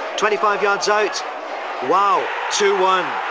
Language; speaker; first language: English; native; English